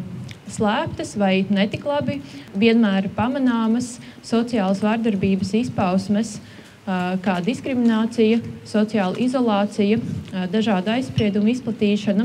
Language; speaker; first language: Latvian; native; Latvian